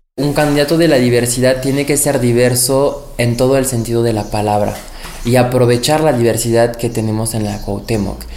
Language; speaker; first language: Spanish; non-native, fluent; French